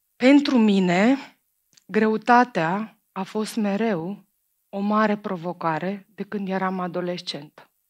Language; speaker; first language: Romanian; non-native, fluent; Macedonian